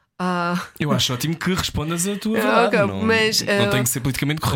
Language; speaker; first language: Portuguese; native; Portuguese